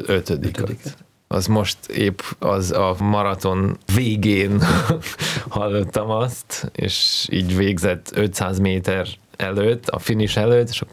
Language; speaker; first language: Hungarian; early bilingual, heritage; Hungarian